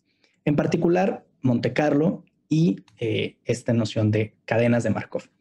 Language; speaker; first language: Spanish; native; Spanish